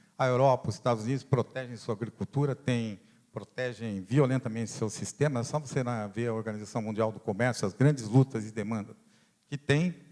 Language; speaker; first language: Portuguese; non-native, fluent; Italian